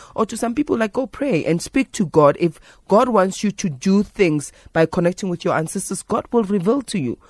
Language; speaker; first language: English; non-native, local second language; Zulu